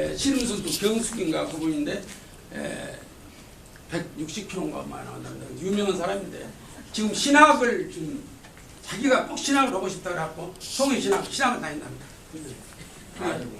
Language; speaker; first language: Korean; native; Korean